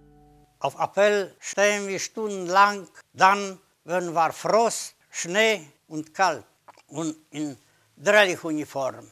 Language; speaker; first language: German; non-native, learner; Polish